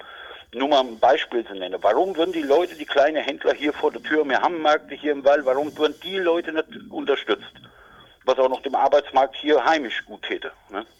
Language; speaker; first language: German; native; German